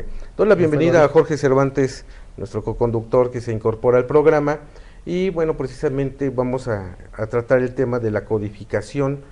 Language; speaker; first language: Spanish; native; Spanish